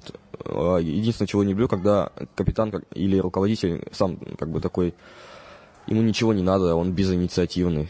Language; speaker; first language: Russian; native; Russian